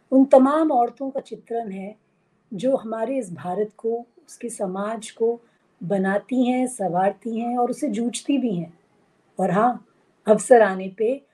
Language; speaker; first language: Hindi; native; Hindi